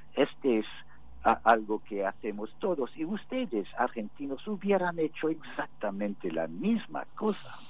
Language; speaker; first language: Spanish; non-native, fluent; English